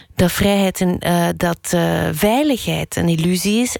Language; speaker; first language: Dutch; native; Dutch